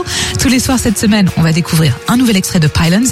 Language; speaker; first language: French; native; French